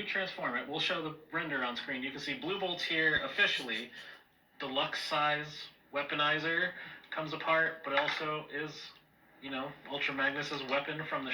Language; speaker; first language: English; native; English